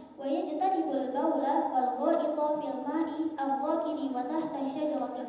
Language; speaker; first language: Arabic; non-native, learner; Indonesian